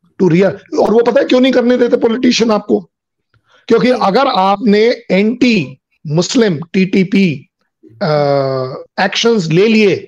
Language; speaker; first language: Hindi; native; Hindi